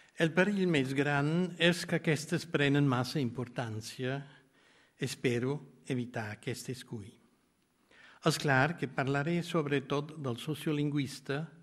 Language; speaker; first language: Catalan; non-native, fluent; German